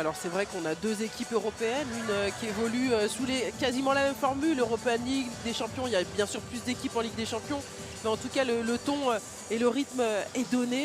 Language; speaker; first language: French; native; French